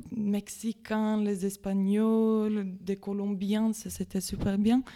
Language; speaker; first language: French; non-native, learner; Latvian